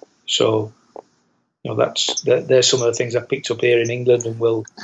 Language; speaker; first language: English; native; English